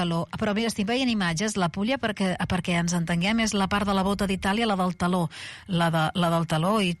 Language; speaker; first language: Catalan; native; Catalan